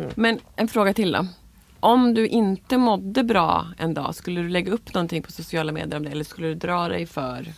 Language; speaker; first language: Swedish; native; Swedish